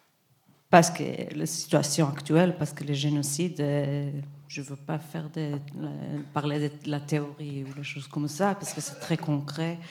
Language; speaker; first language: French; non-native, fluent; Hebrew